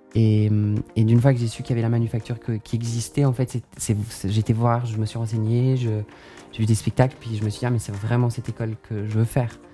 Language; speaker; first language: French; native; French